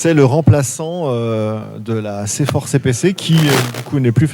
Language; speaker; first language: French; native; French